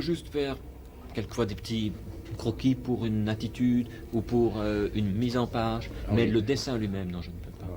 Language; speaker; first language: French; native; French